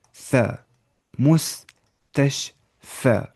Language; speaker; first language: Arabic; non-native, fluent; Urdu